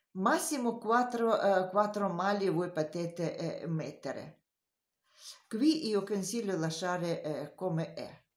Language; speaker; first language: Italian; non-native, learner; Romanian